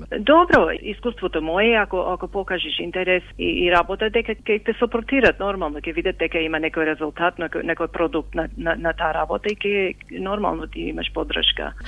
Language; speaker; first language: Macedonian; early bilingual, heritage; Macedonian